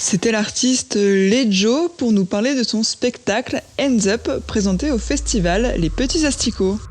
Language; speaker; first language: French; native; French